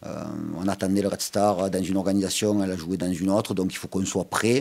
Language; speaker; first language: French; native; French